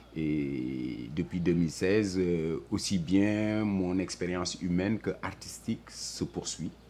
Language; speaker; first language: French; non-native, local second language; Wolof